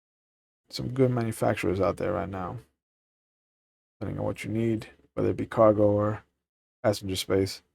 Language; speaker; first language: English; native; English